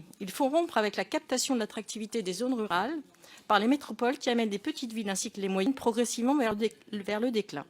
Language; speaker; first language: French; native; French